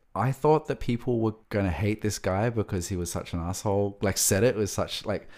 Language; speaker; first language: English; native; English